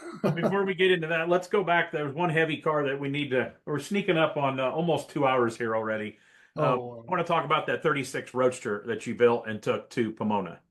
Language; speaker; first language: English; native; English